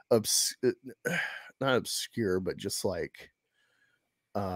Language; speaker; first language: English; native; English